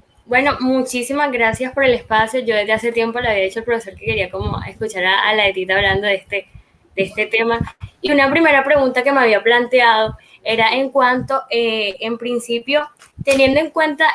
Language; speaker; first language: Spanish; native; Spanish